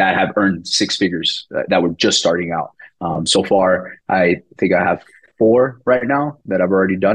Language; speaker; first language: English; early bilingual, other home language; Spanish